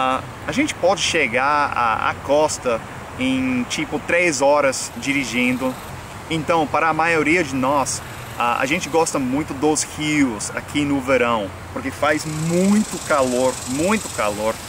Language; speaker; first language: Portuguese; non-native, fluent; English